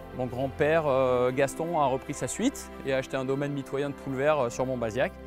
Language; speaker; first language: French; native; French